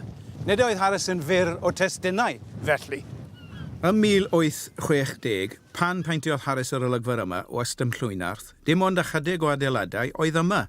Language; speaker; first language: Welsh; native; Welsh